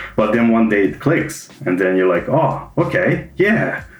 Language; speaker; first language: English; non-native, fluent; Serbian